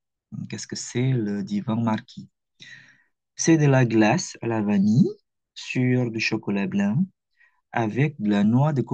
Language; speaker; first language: French; non-native, fluent; Indonesian